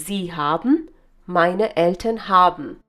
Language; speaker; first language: German; non-native, fluent; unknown